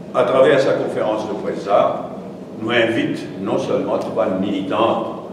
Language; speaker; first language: French; non-native, local second language; Morisyen